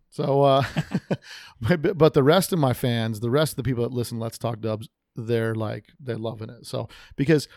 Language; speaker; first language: English; native; English